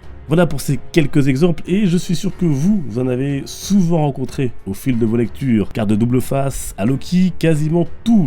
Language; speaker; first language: French; native; French